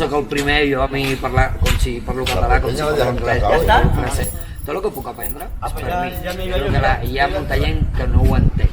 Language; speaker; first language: Catalan; non-native, fluent; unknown